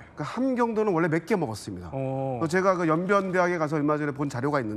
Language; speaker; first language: Korean; native; Korean